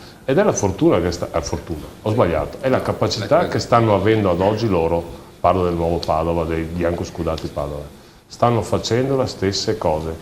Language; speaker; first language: Italian; native; Italian